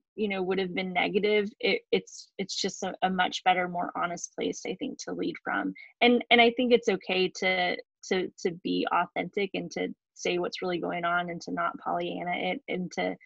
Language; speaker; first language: English; native; English